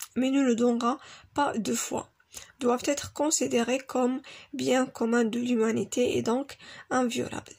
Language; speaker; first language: French; non-native, local second language; Arabic